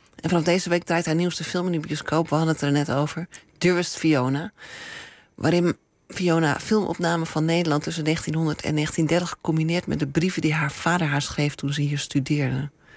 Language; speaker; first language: Dutch; native; Dutch